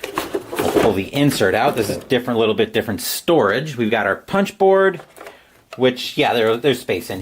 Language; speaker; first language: English; native; English